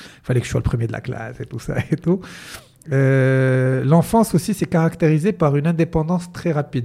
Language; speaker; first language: French; non-native, local second language; Arabic